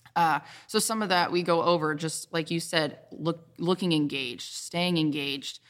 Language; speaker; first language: English; native; English